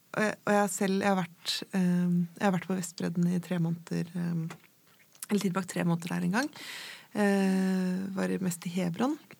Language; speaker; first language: Norwegian; native; Norwegian